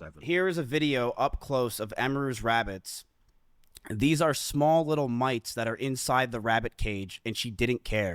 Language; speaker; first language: English; native; English